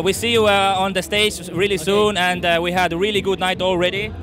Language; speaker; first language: English; non-native, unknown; Estonian